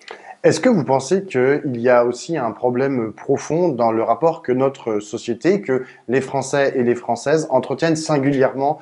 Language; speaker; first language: French; native; French